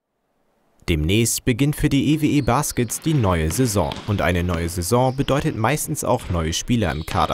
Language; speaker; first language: German; native; German